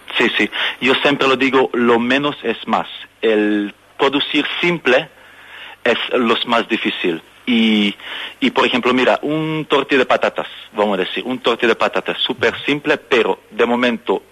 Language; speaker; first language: Spanish; non-native, learner; Hungarian